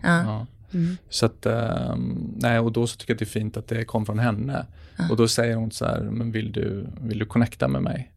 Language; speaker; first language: Swedish; native; Swedish